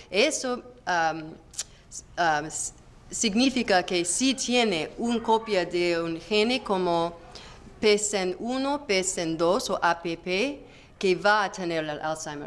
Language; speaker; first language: Spanish; non-native, learner; English